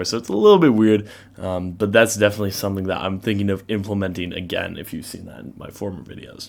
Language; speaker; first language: English; native; English